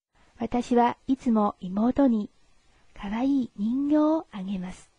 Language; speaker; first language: Japanese; non-native, fluent; Chinese